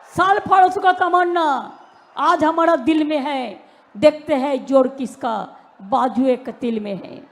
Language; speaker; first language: Hindi; non-native, local second language; Bangla